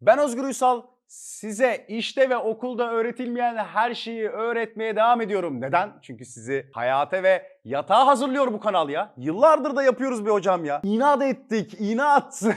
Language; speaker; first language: Turkish; native; Turkish